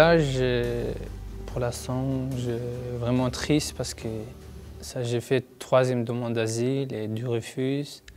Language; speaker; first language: French; non-native, learner; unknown